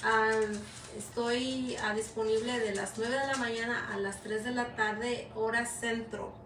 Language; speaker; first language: Spanish; early bilingual, heritage; Spanish